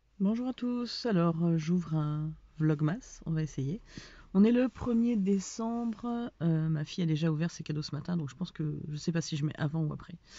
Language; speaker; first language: French; native; French